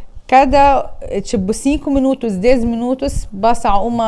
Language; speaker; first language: Portuguese; non-native, learner; Arabic